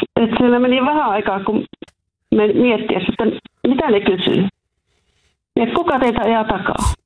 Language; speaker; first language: Finnish; native; Finnish